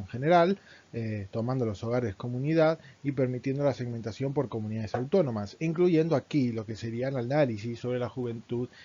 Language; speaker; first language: Spanish; native; Spanish